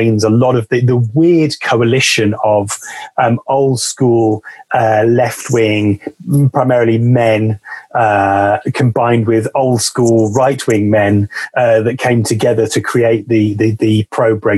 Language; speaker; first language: English; native; English